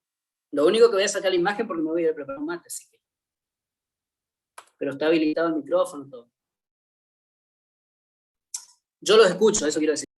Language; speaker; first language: Spanish; native; Spanish